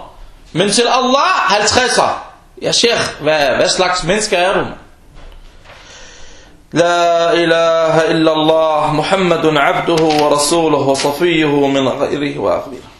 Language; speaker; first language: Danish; early bilingual, other home language; Arabic